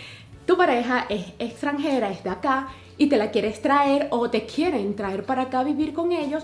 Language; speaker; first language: Spanish; native; Spanish